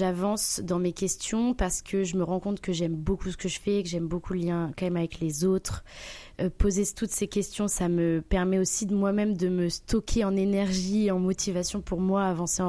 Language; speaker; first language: French; native; French